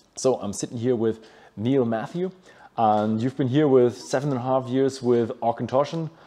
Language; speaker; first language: English; non-native, fluent; German